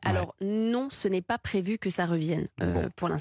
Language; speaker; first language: French; native; French